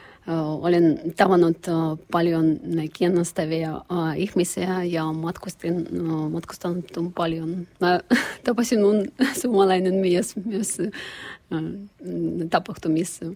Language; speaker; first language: Finnish; non-native, learner; Russian